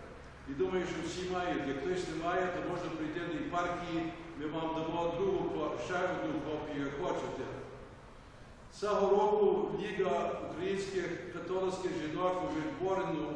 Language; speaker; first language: Ukrainian; early bilingual, heritage; Ukrainian